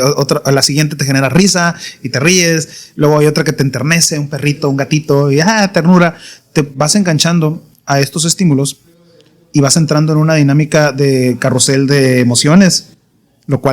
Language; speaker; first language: Spanish; native; Spanish